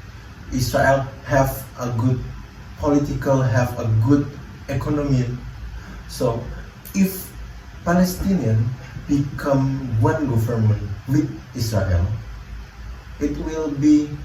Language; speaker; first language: English; non-native, learner; Indonesian